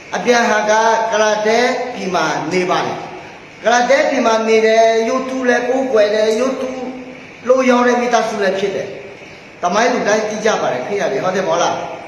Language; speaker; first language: Burmese; non-native, local second language; Akha